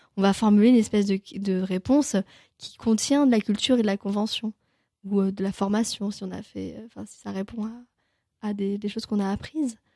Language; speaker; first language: French; native; French